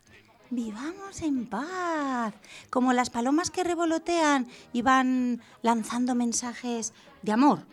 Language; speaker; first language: Spanish; native; Spanish